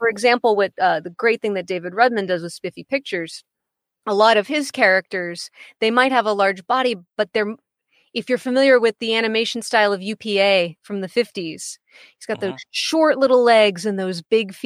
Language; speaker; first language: English; native; English